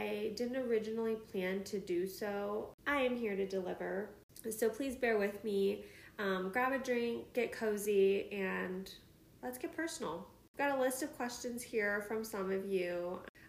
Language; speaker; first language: English; native; English